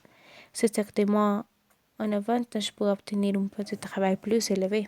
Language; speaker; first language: French; non-native, learner; Spanish